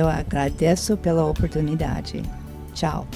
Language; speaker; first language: Portuguese; non-native, fluent; English